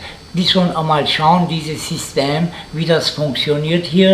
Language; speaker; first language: German; non-native, learner; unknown